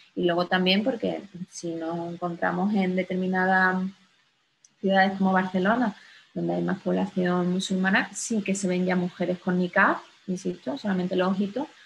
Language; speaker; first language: Spanish; native; Spanish